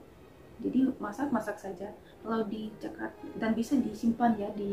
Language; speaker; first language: Indonesian; non-native, fluent; Russian